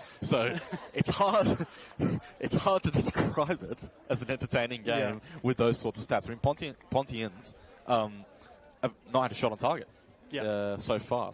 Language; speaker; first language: English; native; English